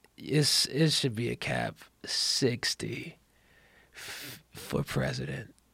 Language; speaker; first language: English; early bilingual, other home language; Akan